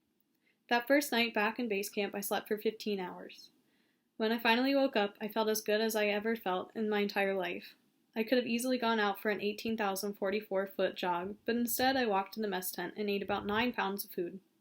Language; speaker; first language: English; native; English